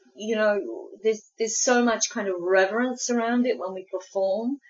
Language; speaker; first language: English; early bilingual, other home language; Spanish